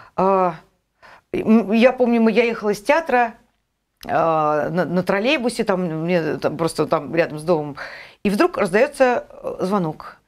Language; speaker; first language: Russian; native; Russian